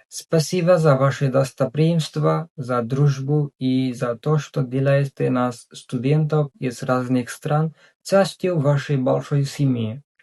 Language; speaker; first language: Russian; non-native, fluent; Bangla